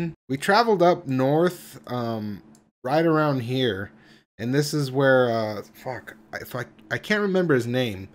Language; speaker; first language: English; native; English